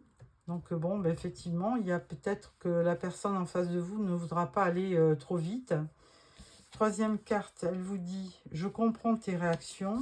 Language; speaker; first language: French; native; French